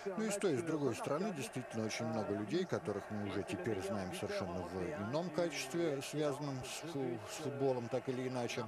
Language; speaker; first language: Russian; native; Russian